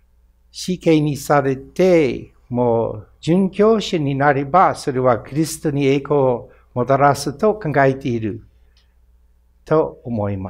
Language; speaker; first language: Japanese; non-native, fluent; English